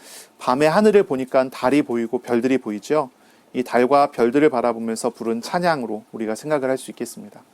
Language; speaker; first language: Korean; native; Korean